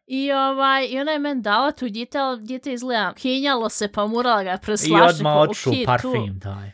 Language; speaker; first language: Bosnian; early bilingual, heritage; Bosnian